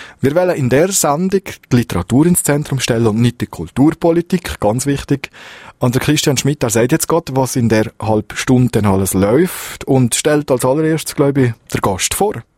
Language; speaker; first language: German; native; German